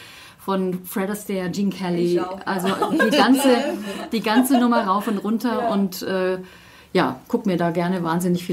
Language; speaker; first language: German; native; German